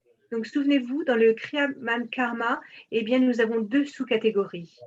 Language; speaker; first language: French; native; French